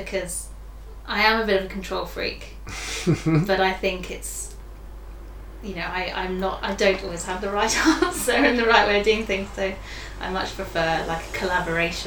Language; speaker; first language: English; native; English